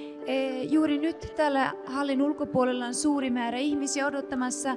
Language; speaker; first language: Finnish; native; Finnish